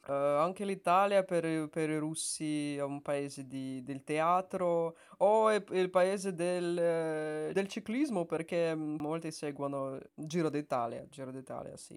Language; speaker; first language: Italian; non-native, learner; Russian